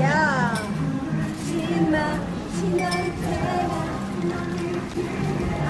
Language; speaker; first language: English; non-native, local second language; Filipino